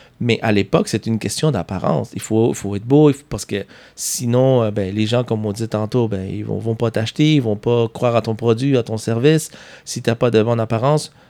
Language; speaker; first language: French; non-native, fluent; Spanish